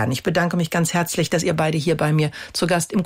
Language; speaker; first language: German; native; German